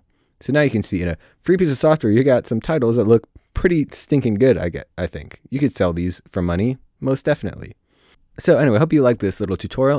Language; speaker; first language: English; native; English